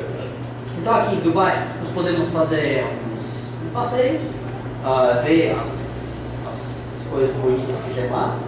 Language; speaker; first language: Portuguese; non-native, learner; Russian